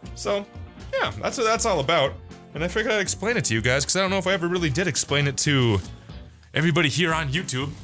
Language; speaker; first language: English; native; English